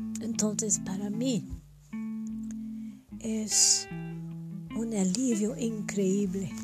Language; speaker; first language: Spanish; non-native, fluent; French